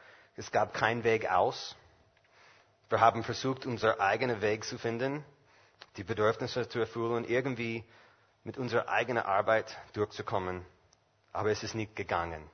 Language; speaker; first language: German; non-native, fluent; English